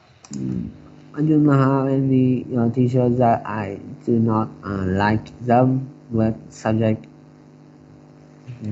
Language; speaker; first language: English; non-native, learner; Vietnamese